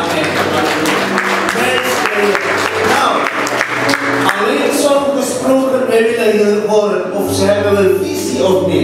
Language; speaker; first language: Dutch; non-native, fluent; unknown